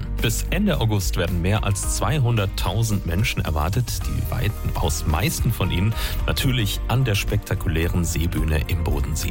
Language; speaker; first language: German; native; German